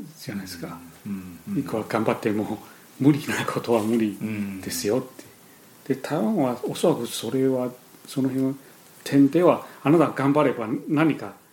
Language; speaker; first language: Japanese; non-native, fluent; Chinese